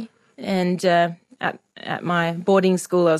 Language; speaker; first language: English; native; English